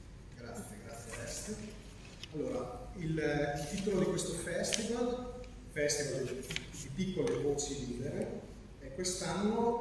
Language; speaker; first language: Italian; native; Italian